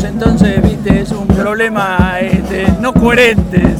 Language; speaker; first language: Spanish; native; Spanish